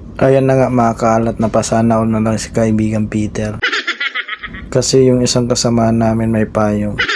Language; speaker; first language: Filipino; native; Filipino